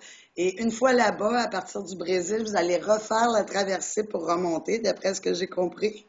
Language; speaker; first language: French; native; French